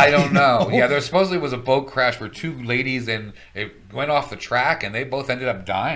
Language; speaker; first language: English; native; English